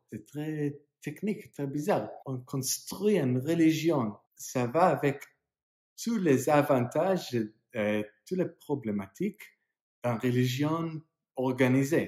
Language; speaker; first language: French; non-native, fluent; English